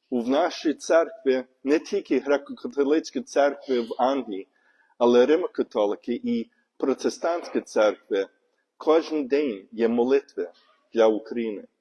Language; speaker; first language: Ukrainian; non-native, learner; English